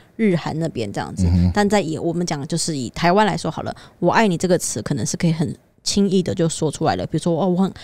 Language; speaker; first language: Chinese; native; Chinese